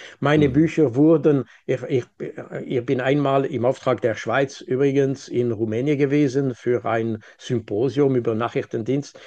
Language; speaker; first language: German; non-native, local second language; French